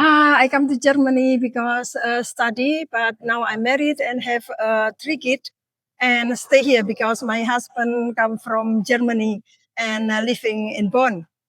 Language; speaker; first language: English; non-native, learner; Indonesian